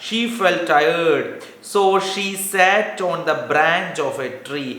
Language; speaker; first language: English; non-native, local second language; Malayalam